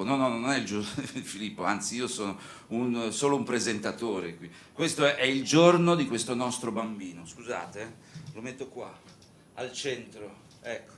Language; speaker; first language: Italian; native; Italian